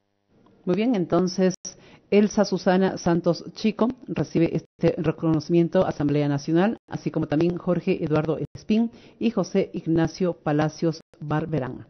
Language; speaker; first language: Spanish; native; Spanish